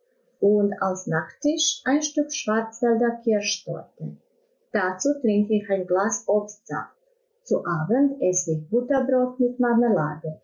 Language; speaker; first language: German; non-native, fluent; Croatian